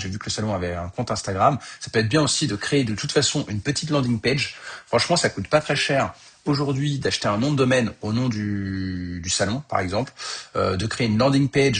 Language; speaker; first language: French; native; French